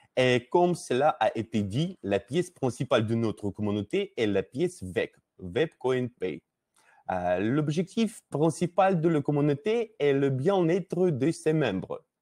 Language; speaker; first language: French; non-native, learner; Russian